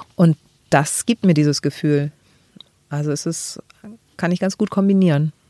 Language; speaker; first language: German; early bilingual, other home language; Greek